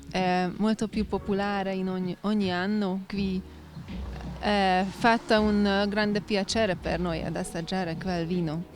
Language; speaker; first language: Italian; non-native, fluent; Hungarian